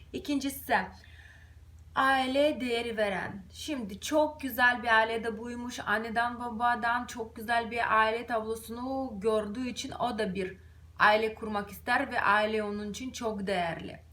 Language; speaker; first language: Turkish; non-native, fluent; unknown